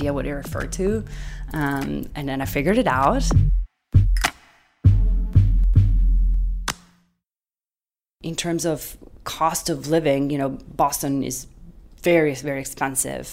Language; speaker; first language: English; non-native, fluent; Italian